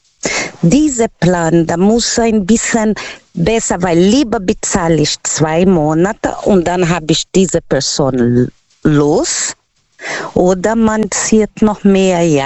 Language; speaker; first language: German; non-native, learner; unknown